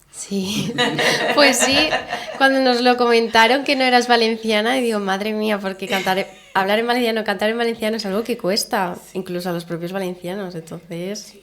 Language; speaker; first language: Spanish; native; Spanish